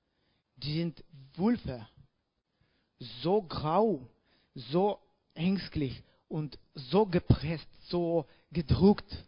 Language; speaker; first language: German; non-native, learner; Russian